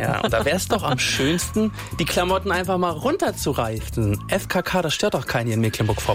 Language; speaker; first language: German; native; German